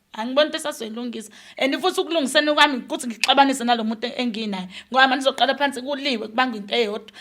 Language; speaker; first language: Zulu; native; Zulu